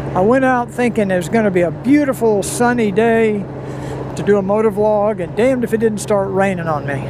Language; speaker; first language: English; native; English